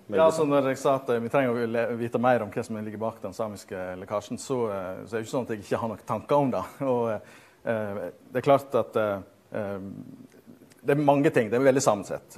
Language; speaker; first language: Norwegian; native; Norwegian